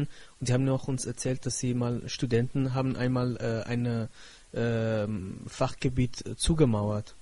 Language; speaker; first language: German; non-native, fluent; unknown